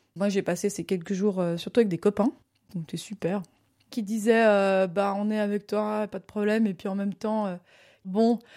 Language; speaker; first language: French; native; French